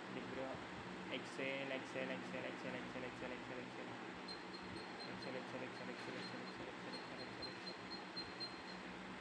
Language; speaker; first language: Hindi; non-native, local second language; Marathi